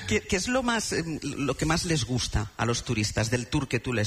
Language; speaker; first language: Spanish; native; Spanish